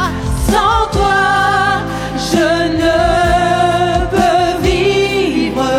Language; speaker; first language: French; native; French